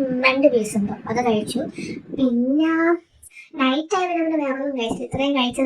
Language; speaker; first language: Malayalam; native; Malayalam